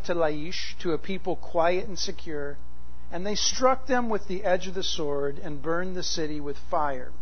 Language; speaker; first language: English; native; English